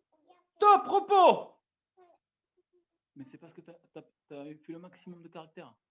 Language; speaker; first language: French; native; French